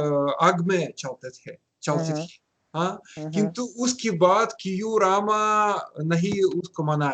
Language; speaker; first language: Hindi; non-native, learner; Russian